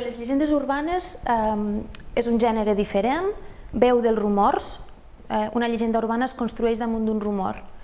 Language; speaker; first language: Catalan; native; Catalan